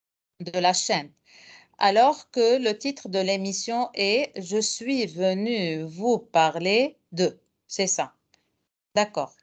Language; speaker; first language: French; non-native, fluent; Arabic